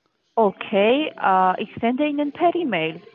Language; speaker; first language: German; non-native, learner; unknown